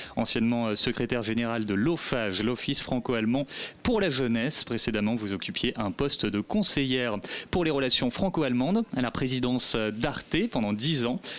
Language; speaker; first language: French; native; French